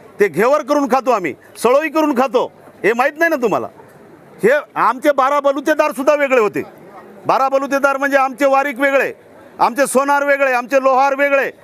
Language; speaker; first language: Marathi; non-native, local second language; Lambadi